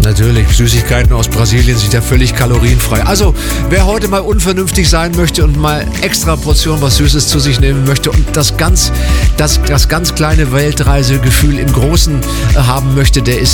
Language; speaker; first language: German; native; German